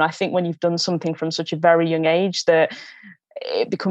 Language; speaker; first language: English; native; English